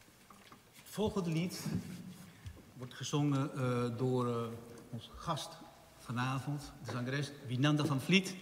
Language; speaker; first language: Dutch; non-native, fluent; Spanish